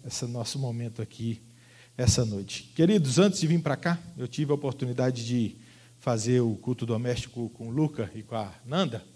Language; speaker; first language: Portuguese; native; Portuguese